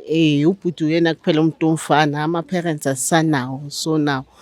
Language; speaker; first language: Zulu; non-native, local second language; Southern Sotho